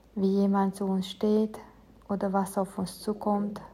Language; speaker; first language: German; non-native, fluent; Romanian